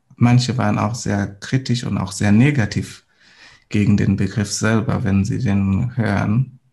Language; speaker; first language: German; non-native, fluent; Swahili